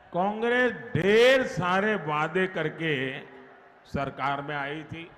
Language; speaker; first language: Hindi; non-native, local second language; Gujarati